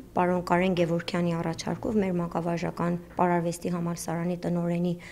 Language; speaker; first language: Armenian; early bilingual, heritage; Armenian